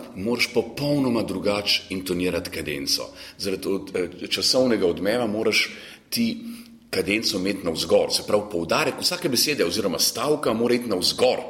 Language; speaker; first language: Slovenian; native; Slovenian